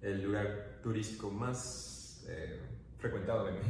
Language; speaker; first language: Spanish; non-native, fluent; English